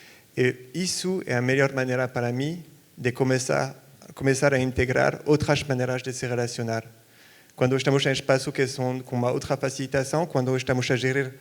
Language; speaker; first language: Portuguese; non-native, fluent; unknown